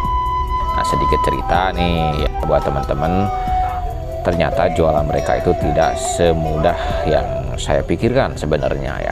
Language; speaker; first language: Indonesian; non-native, local second language; Sundanese